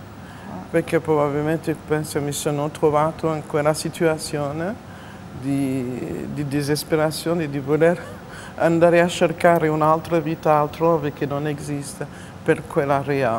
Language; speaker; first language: Italian; non-native, fluent; French